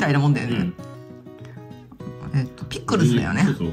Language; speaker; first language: Japanese; native; Japanese